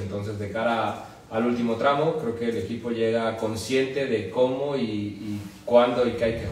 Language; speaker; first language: Spanish; native; Spanish